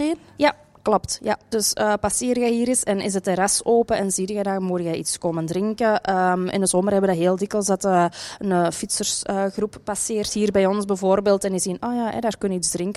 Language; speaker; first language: Dutch; native; Dutch